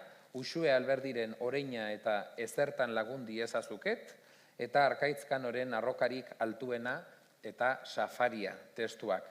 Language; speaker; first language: Basque; native; Basque